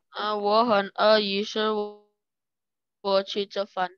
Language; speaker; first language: Chinese; non-native, learner; Indonesian